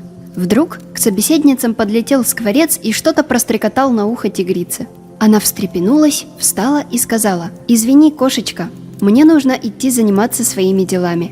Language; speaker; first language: Russian; native; Russian